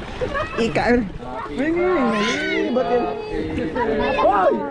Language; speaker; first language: Filipino; native; Filipino